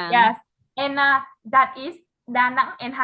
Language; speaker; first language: English; non-native, learner; Vietnamese